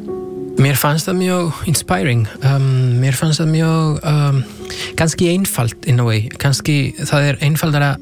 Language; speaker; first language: Icelandic; non-native, fluent; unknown